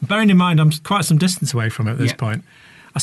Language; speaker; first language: English; native; English